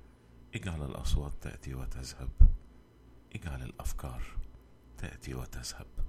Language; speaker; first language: Arabic; native; Arabic